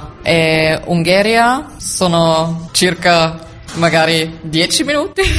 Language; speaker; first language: Italian; non-native, learner; German